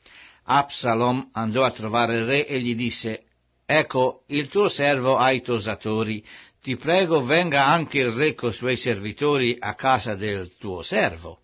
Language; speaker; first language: Italian; native; Italian